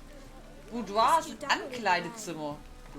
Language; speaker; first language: German; native; German